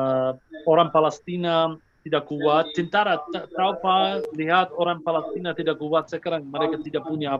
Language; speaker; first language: Indonesian; non-native, fluent; Arabic